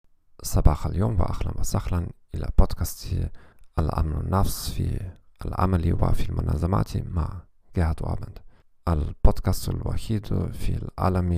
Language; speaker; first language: Arabic; non-native, learner; German